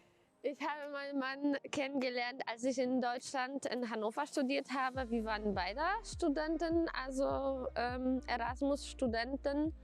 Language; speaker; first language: German; non-native, fluent; Polish